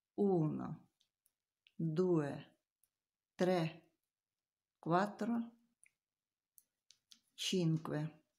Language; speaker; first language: Italian; non-native, learner; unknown